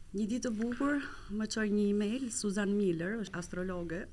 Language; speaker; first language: Albanian; native; Albanian